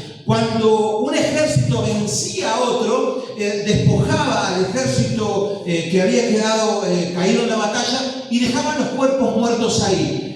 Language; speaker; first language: Spanish; native; Spanish